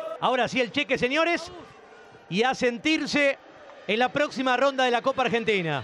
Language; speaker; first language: Spanish; native; Spanish